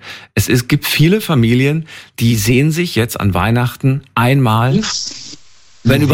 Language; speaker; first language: German; native; German